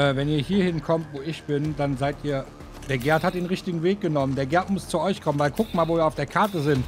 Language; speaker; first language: German; native; German